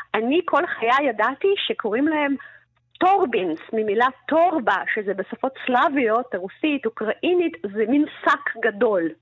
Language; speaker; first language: Hebrew; early bilingual, other home language; Russian